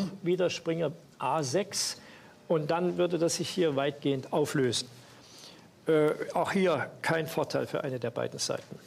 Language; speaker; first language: German; native; German